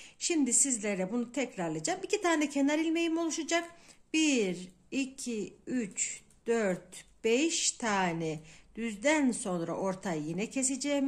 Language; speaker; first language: Turkish; native; Turkish